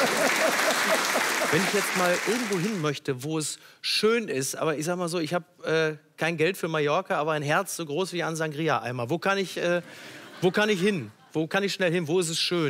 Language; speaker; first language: German; native; German